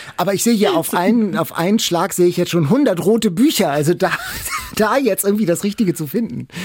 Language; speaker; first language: German; native; German